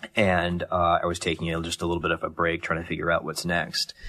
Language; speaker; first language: English; native; English